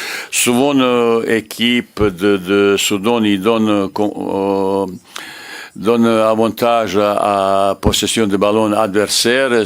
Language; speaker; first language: French; non-native, learner; Bosnian